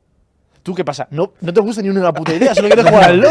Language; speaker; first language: Spanish; native; Spanish